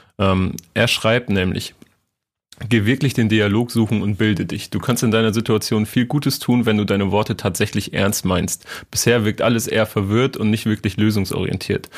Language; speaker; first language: German; native; German